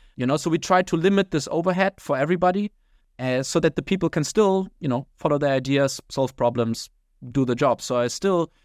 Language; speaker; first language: English; non-native, fluent; German